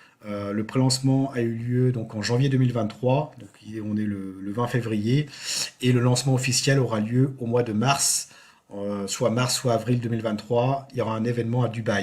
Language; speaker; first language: French; native; French